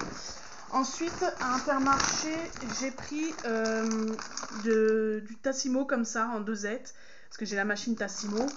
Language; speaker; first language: French; native; French